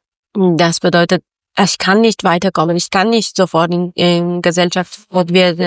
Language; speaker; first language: German; non-native, learner; Persian